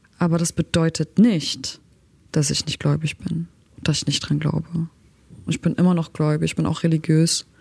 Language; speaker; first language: German; early bilingual, other home language; Turkish